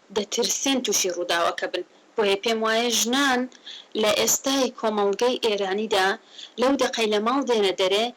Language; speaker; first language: Central Kurdish; native; Central Kurdish